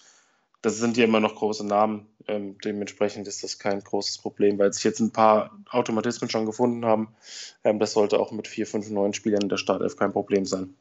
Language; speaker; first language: German; native; German